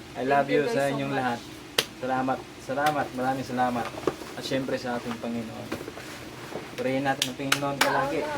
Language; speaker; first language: Filipino; non-native, local second language; Cebuano